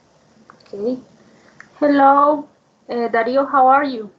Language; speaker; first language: English; non-native, fluent; Spanish